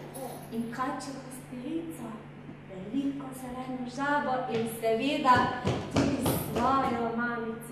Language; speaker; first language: Slovenian; native; Slovenian